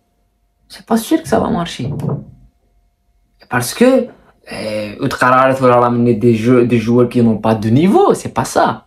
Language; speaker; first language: French; non-native, local second language; Kabyle